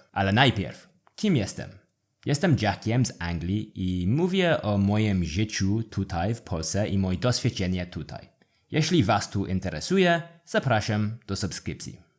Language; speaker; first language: Polish; non-native, learner; English